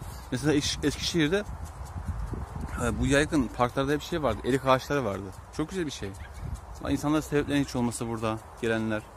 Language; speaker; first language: Turkish; native; Turkish